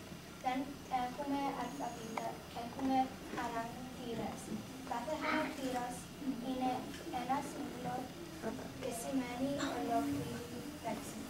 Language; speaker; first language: Greek; early bilingual, heritage; Greek